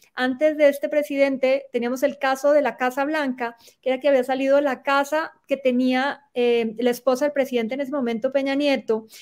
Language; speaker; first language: Spanish; native; Spanish